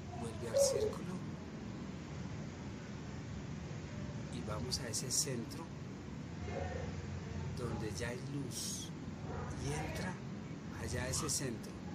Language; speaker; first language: Spanish; native; Spanish